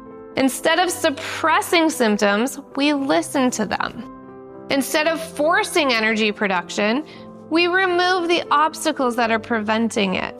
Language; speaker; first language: English; native; English